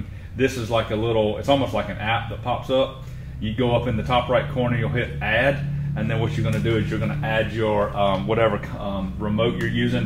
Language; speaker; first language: English; native; English